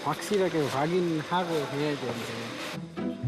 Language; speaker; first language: Korean; non-native, fluent; Nepali